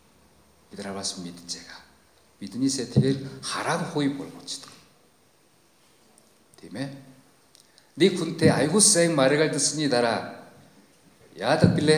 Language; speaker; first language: Mongolian; non-native, fluent; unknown